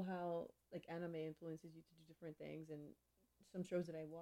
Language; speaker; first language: English; non-native, local second language; Igbo